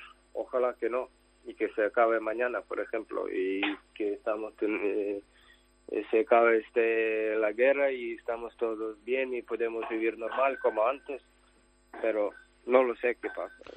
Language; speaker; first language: Spanish; non-native, learner; Ukrainian